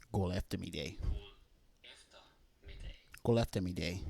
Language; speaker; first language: Danish; non-native, learner; English